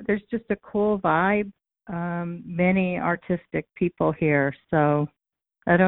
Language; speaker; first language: English; native; English